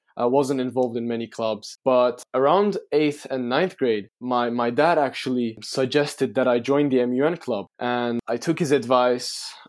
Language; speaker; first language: English; non-native, fluent; Turkish